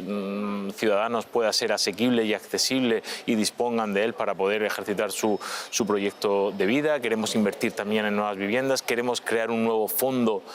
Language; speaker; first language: Spanish; native; Spanish